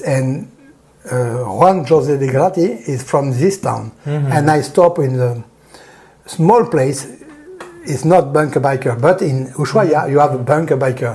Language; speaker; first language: English; non-native, learner; French